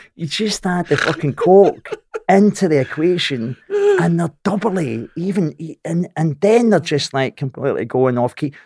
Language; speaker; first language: English; native; English